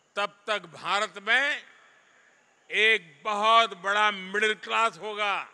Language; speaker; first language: Hindi; non-native, local second language; Gujarati